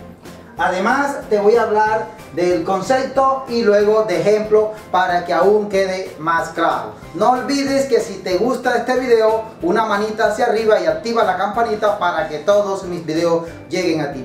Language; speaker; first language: Spanish; native; Spanish